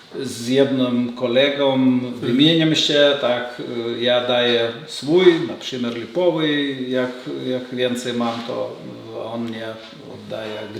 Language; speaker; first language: Polish; non-native, learner; Lithuanian